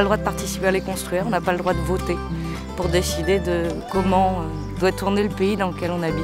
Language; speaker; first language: French; native; French